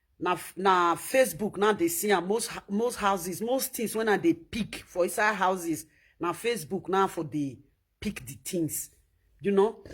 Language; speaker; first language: Nigerian Pidgin; native; Nigerian Pidgin